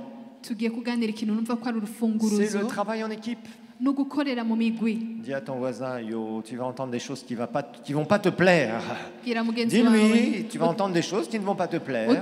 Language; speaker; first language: French; native; French